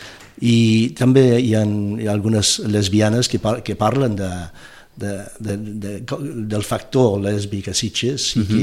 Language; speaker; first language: Catalan; non-native, fluent; English